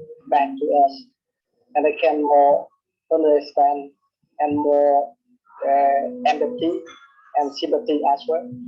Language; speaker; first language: English; non-native, learner; Vietnamese